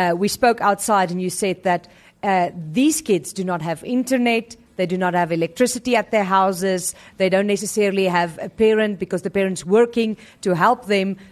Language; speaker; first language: English; non-native, local second language; Afrikaans